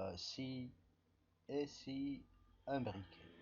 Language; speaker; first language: French; non-native, local second language; Arabic